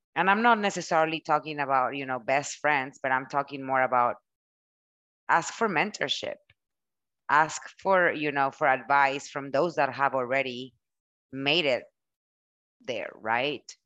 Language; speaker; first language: English; non-native, fluent; Spanish